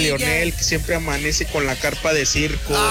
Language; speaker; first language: Spanish; native; Spanish